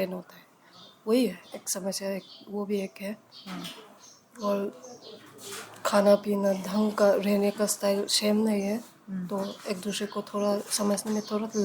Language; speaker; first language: Hindi; non-native, local second language; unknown